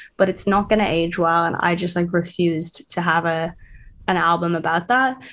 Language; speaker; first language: English; native; English